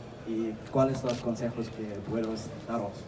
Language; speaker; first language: Spanish; non-native, learner; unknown